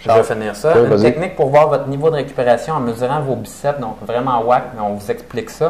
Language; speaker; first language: French; native; French